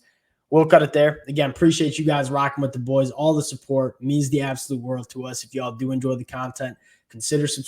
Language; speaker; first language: English; native; English